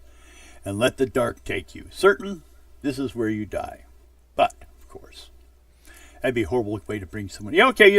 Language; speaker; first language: English; native; English